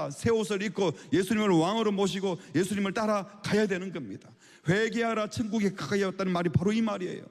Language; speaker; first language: Korean; native; Korean